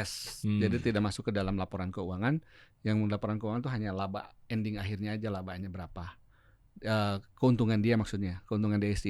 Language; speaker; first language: Indonesian; native; Indonesian